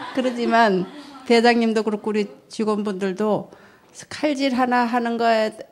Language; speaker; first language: Korean; native; Korean